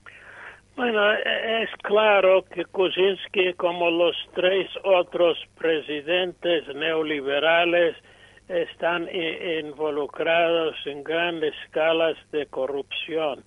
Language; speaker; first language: Spanish; non-native, fluent; English